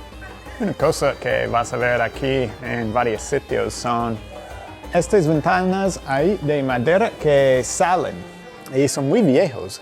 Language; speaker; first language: Spanish; non-native, fluent; English